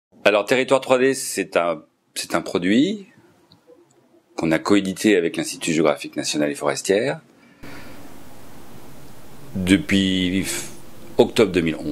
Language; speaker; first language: French; native; French